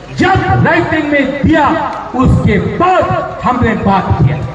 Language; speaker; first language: Hindi; non-native, local second language; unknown